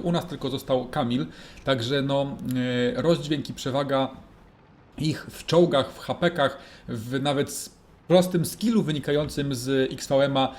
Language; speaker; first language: Polish; native; Polish